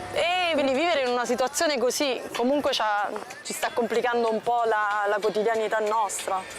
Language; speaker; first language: Italian; native; Italian